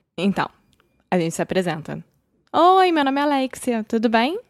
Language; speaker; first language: Portuguese; native; Portuguese